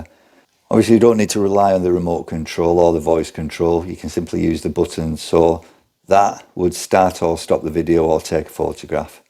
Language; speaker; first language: English; native; English